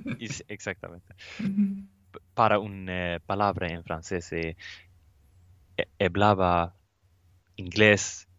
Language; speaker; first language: Spanish; non-native, learner; Swedish